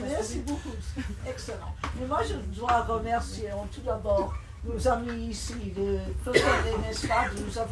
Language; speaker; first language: French; non-native, fluent; English